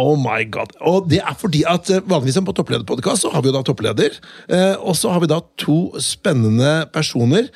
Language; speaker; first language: Norwegian; native; Norwegian